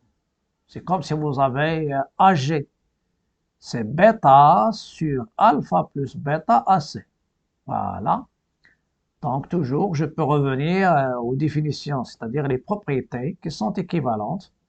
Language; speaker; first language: French; non-native, local second language; Arabic